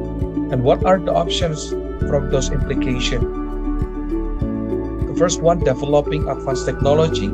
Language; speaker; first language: English; non-native, learner; Indonesian